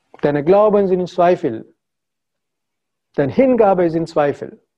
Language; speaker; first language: German; non-native, fluent; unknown